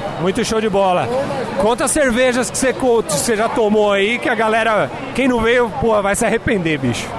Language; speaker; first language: Portuguese; native; Portuguese